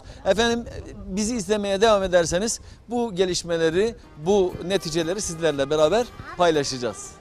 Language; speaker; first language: Turkish; native; Turkish